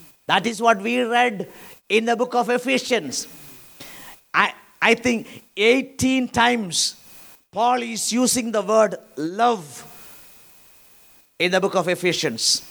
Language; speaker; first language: English; non-native, local second language; Malayalam